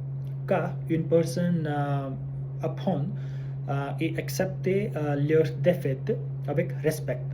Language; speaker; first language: French; non-native, learner; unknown